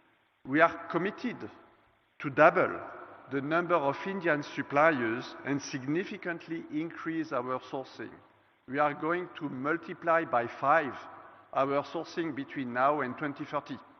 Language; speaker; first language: English; non-native, fluent; French